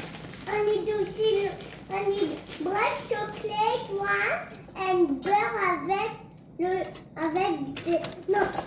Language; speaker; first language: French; early bilingual, other home language; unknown